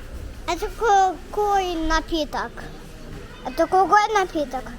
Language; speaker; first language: Russian; early bilingual, heritage; Russian